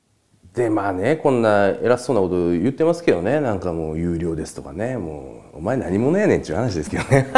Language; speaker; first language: Japanese; native; Japanese